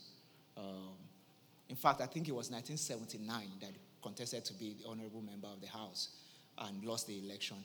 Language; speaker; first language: English; non-native, local second language; Yoruba